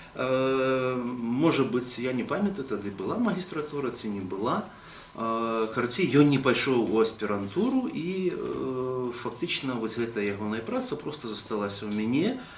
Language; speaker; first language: Belarusian; native; Belarusian